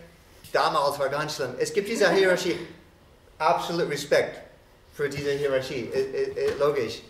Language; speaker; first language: German; non-native, fluent; English